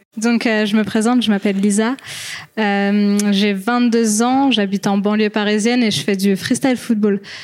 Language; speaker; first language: French; native; French